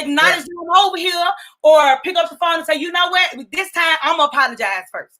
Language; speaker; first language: English; native; English